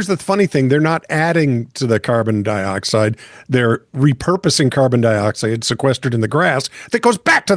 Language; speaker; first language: English; native; English